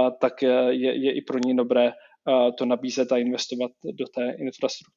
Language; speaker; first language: Czech; native; Czech